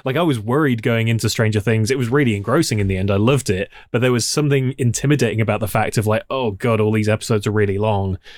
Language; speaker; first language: English; native; English